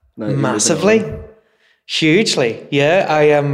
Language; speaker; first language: English; native; English